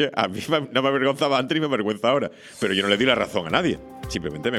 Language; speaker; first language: Spanish; native; Spanish